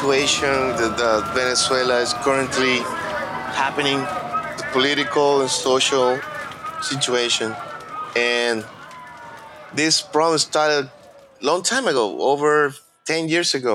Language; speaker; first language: English; non-native, fluent; Spanish